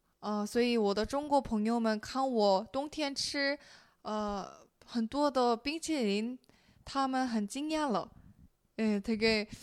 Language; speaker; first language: Chinese; non-native, fluent; Korean